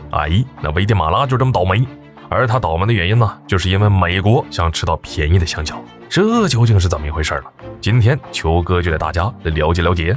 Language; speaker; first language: Chinese; native; Chinese